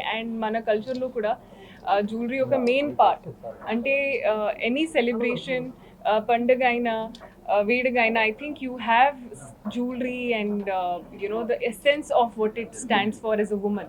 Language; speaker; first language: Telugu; non-native, learner; Hindi